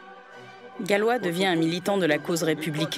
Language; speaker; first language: French; native; French